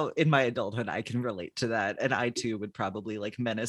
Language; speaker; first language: English; native; English